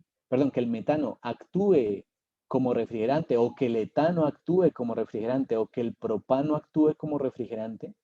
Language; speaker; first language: Spanish; native; Spanish